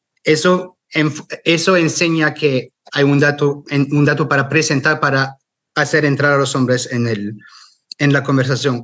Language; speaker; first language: Spanish; non-native, fluent; French